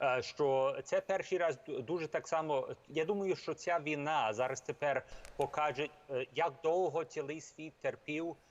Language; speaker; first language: Ukrainian; early bilingual, heritage; Ukrainian